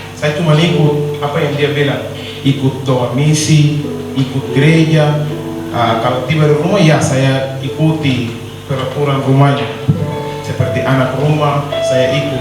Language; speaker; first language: Indonesian; non-native, learner; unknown